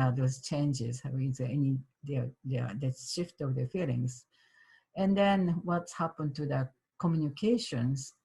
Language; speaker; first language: English; non-native, fluent; Japanese